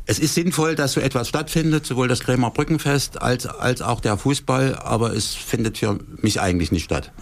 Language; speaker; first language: German; native; German